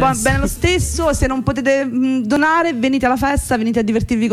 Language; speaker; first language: Italian; native; Italian